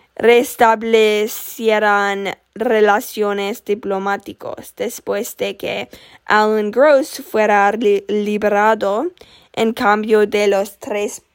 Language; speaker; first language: Spanish; non-native, learner; English